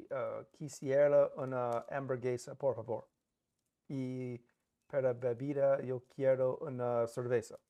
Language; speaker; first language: Spanish; non-native, learner; English